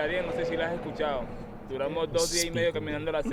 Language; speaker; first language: Spanish; native; Spanish